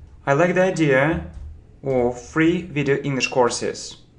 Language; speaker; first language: English; non-native, fluent; Russian